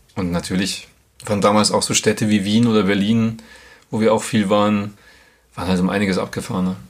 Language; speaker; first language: German; native; German